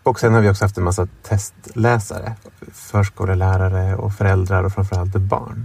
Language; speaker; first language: Swedish; native; Swedish